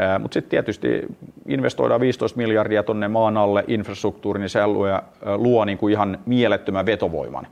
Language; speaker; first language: Finnish; non-native, local second language; Swedish